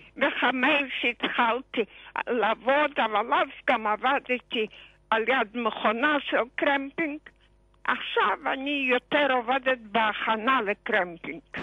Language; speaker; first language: Hebrew; non-native, fluent; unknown